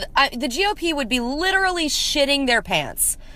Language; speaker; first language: English; native; English